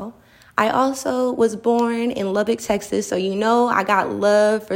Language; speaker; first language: English; native; English